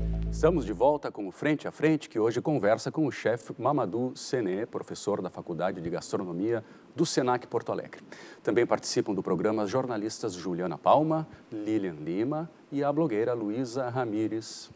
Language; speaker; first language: Portuguese; native; Portuguese